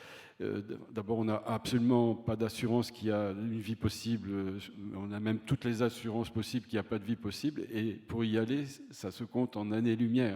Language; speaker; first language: French; native; French